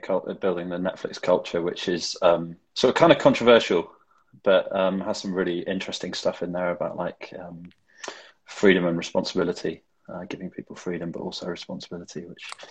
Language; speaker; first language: English; native; English